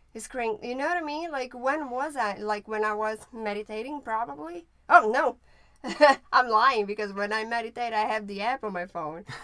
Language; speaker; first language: English; non-native, fluent; Portuguese